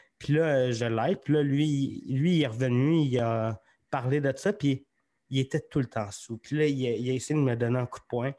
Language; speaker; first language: French; native; French